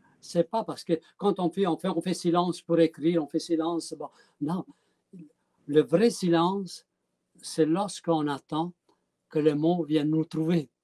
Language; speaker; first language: French; early bilingual, other home language; Italian